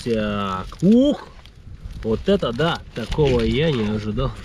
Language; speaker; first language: Russian; native; Russian